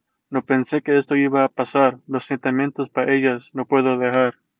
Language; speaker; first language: Spanish; early bilingual, heritage; Spanish